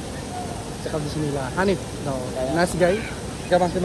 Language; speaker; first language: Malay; non-native, learner; Bangla